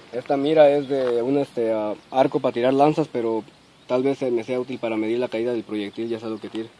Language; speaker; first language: Spanish; native; Spanish